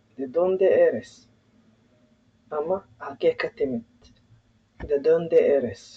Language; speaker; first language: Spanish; non-native, learner; Somali